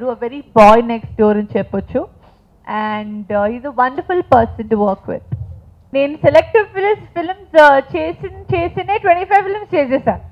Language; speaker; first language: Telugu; non-native, fluent; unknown